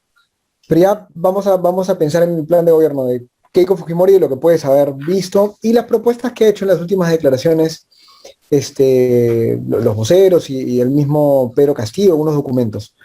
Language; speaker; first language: Spanish; native; Spanish